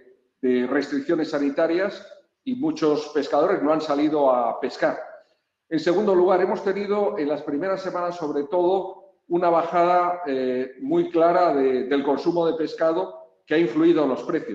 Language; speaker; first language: Spanish; native; Spanish